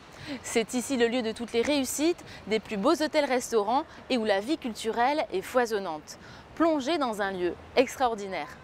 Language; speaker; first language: French; native; French